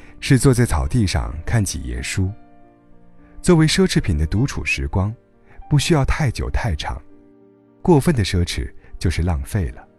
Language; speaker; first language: Chinese; native; Chinese